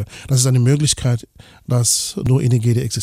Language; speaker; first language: German; non-native, fluent; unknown